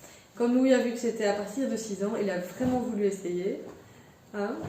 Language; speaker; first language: French; native; French